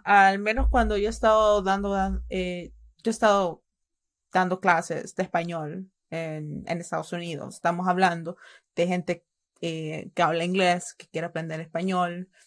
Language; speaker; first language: Spanish; native; Spanish